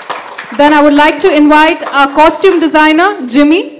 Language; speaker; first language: Hindi; native; Hindi